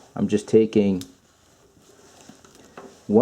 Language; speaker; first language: English; native; English